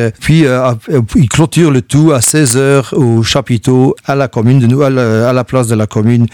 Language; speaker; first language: French; non-native, local second language; Luxembourgish